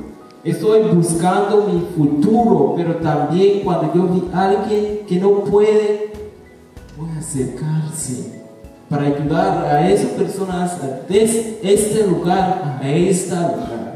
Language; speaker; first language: Spanish; non-native, learner; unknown